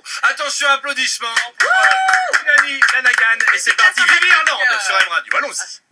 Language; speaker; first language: French; native; French